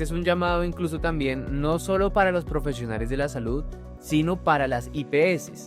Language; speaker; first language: Spanish; native; Spanish